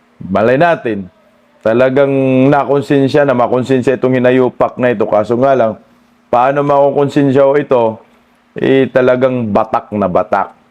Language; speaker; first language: Filipino; non-native, local second language; Cebuano